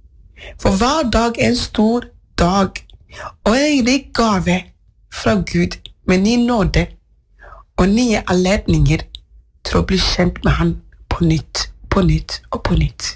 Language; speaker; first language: Norwegian; non-native, fluent; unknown